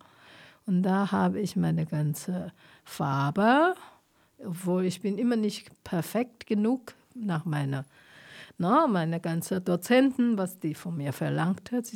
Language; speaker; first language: German; non-native, fluent; Chinese